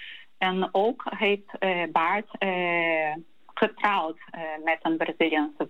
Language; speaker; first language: Dutch; non-native, learner; Portuguese